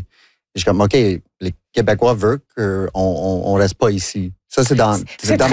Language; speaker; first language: French; non-native, local second language; English